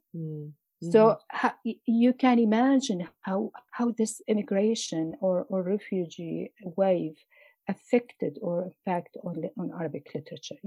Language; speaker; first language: English; non-native, fluent; Arabic